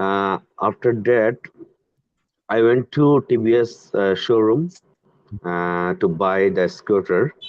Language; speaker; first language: English; non-native, learner; Bangla